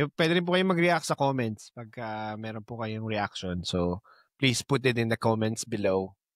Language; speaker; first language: Filipino; native; Filipino